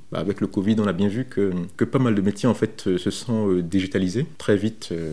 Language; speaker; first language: French; non-native, local second language; Fon